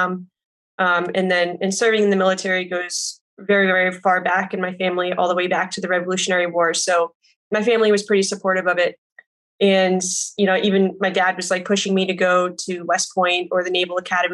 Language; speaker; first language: English; native; English